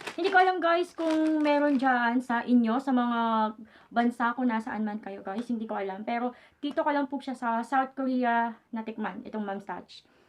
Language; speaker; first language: Filipino; native; Filipino